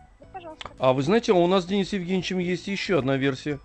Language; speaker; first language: Russian; native; Russian